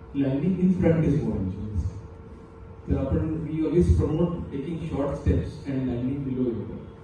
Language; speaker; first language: English; non-native, local second language; Marathi